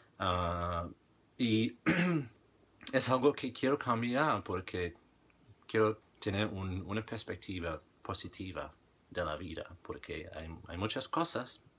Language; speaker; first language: Spanish; non-native, fluent; English